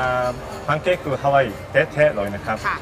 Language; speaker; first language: Thai; non-native, learner; Japanese